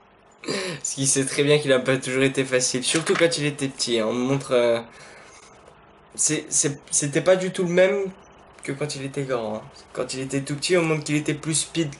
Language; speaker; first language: French; native; French